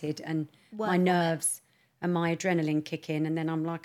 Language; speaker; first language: English; native; English